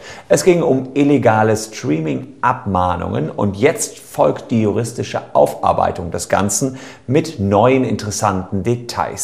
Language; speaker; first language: German; native; German